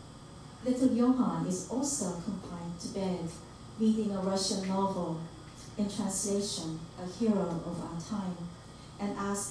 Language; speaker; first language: English; early bilingual, other home language; Korean